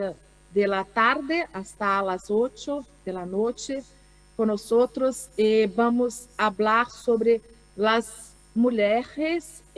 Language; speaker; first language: Spanish; non-native, learner; Portuguese